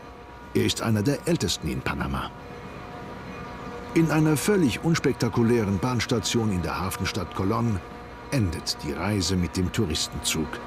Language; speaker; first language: German; native; German